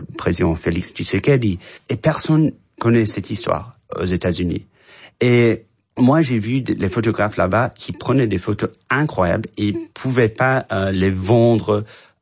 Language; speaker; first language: French; non-native, fluent; English